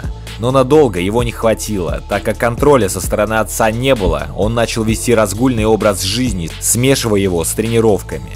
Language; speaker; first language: Russian; native; Russian